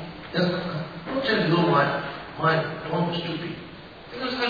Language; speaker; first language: Russian; non-native, learner; Tibetan